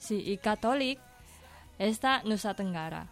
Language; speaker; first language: Catalan; non-native, learner; Indonesian